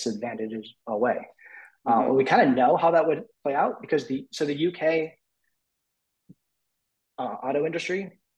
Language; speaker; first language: English; native; English